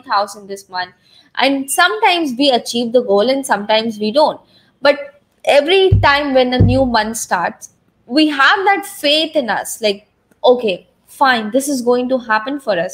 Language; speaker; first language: English; non-native, local second language; Hindi